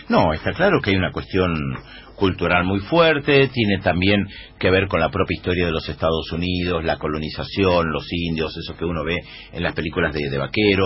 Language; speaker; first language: Spanish; native; Spanish